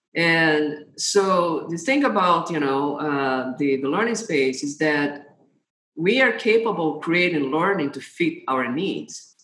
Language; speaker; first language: English; non-native, fluent; Portuguese